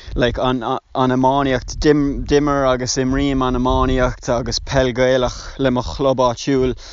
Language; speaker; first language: Irish; non-native, local second language; English